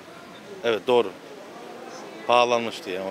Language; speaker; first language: Turkish; early bilingual, heritage; Turkish